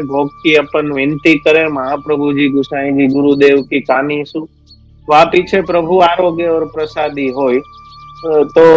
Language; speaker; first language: Hindi; non-native, local second language; Gujarati